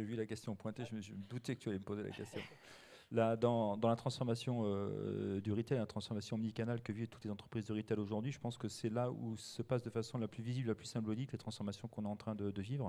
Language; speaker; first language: French; native; French